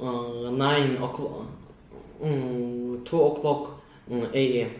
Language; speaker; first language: English; non-native, learner; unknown